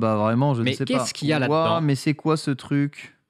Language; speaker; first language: French; native; French